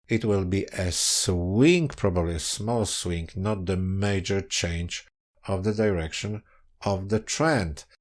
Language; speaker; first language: English; non-native, fluent; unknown